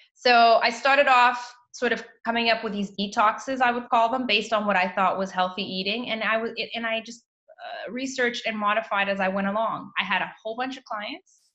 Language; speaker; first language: English; native; English